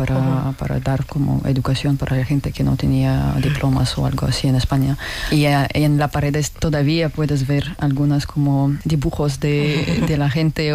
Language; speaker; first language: Spanish; non-native, learner; Russian